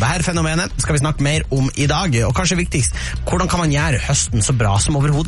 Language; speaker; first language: Norwegian; native; Norwegian